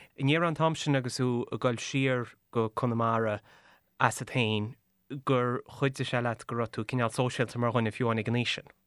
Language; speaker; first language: Irish; native; Irish